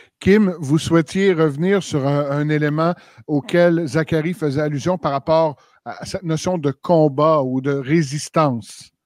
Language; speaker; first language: French; native; French